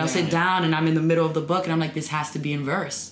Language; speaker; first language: English; native; English